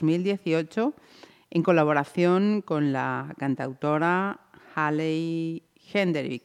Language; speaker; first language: Spanish; native; Spanish